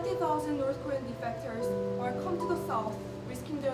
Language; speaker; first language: English; non-native, learner; Korean